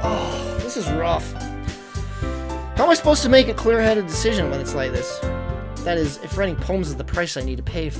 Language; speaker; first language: English; native; English